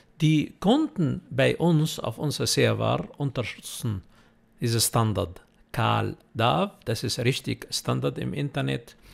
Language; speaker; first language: German; non-native, fluent; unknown